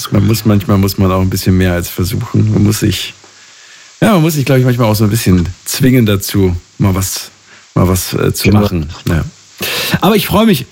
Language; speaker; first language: German; native; German